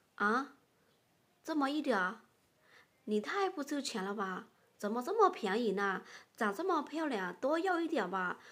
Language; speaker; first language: Chinese; non-native, fluent; Lao